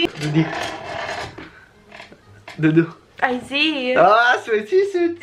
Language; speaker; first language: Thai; non-native, learner; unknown